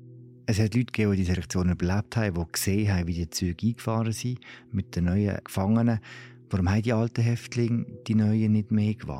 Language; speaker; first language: German; native; German